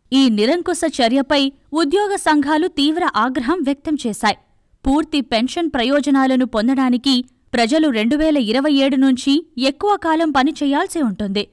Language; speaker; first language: Telugu; native; Telugu